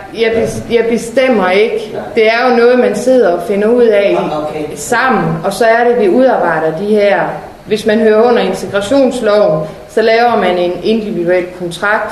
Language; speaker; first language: Danish; native; Danish